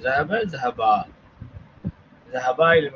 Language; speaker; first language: Arabic; non-native, fluent; Tamil